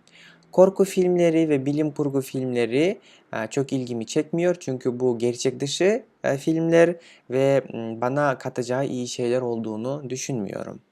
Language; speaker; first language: Turkish; non-native, fluent; Kyrgyz